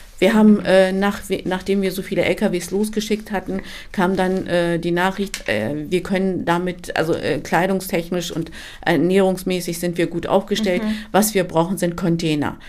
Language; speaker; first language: German; early bilingual, other home language; Turkish